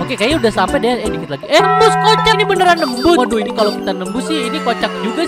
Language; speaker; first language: Indonesian; native; Indonesian